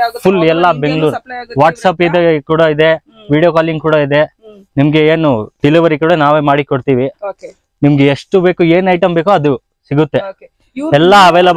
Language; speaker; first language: Kannada; non-native, local second language; Urdu